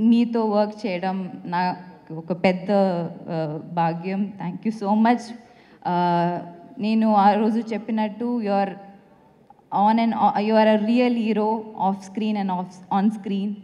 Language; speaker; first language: Telugu; non-native, fluent; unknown